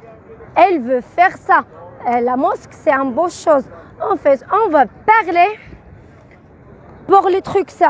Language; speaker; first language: French; non-native, learner; Arabic